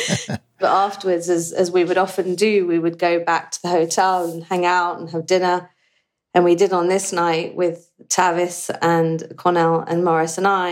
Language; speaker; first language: English; native; English